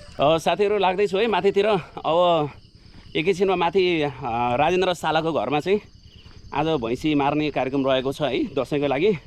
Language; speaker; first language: Nepali; non-native, local second language; Magahi